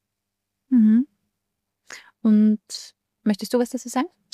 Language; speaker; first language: German; native; German